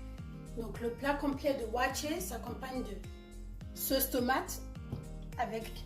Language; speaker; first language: French; non-native, fluent; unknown